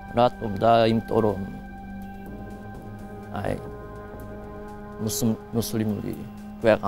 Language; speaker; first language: Georgian; non-native, fluent; Japanese